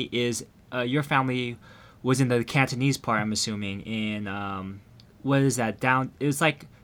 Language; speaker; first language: English; early bilingual, other home language; Min Nan Chinese